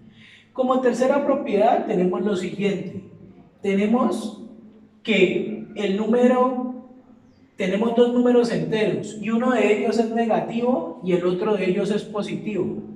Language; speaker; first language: Spanish; native; Spanish